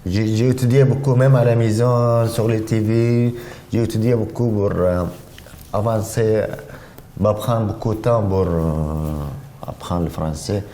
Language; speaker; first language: French; non-native, learner; Arabic